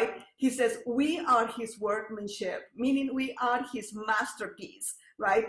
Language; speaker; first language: English; non-native, fluent; Spanish